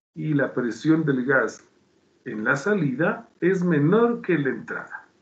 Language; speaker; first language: Spanish; native; Spanish